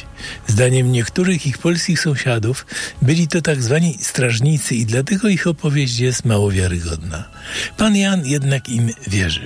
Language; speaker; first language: Polish; native; Polish